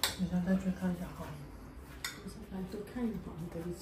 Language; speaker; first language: Chinese; native; Chinese